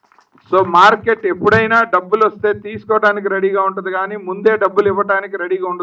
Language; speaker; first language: Telugu; native; Telugu